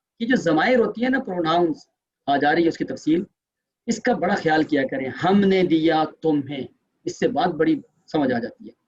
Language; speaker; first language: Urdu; native; Urdu